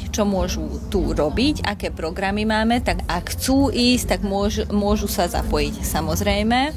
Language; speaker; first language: Slovak; non-native, local second language; Hungarian